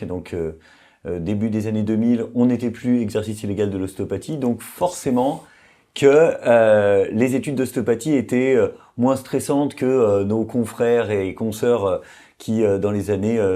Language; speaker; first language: French; native; French